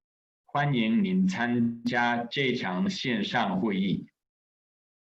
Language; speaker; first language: Chinese; non-native, fluent; English